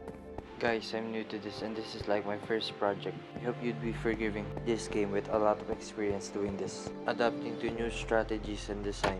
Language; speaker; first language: English; non-native, local second language; Filipino